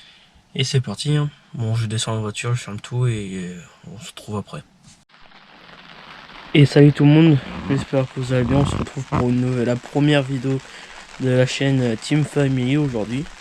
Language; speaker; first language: French; native; French